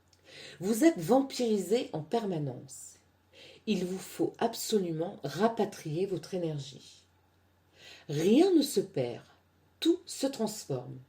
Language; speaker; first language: French; native; French